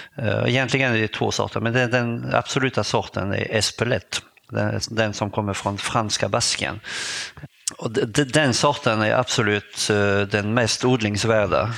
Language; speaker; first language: Swedish; non-native, fluent; French